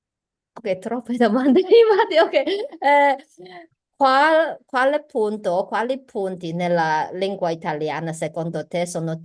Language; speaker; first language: Italian; non-native, learner; Chinese